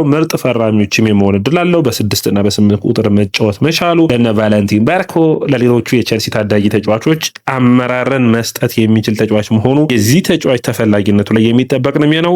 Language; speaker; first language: Amharic; native; Amharic